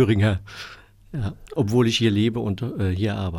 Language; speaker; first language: German; native; German